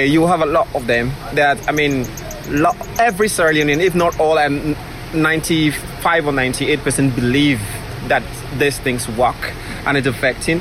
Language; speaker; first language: English; non-native, local second language; Krio